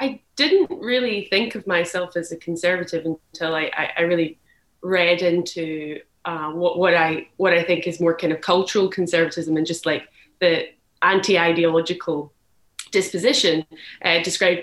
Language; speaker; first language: English; native; English